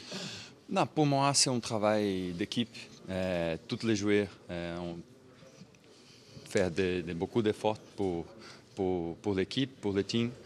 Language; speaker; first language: French; non-native, learner; Portuguese